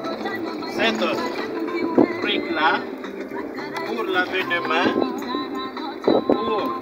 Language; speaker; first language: French; non-native, local second language; Malagasy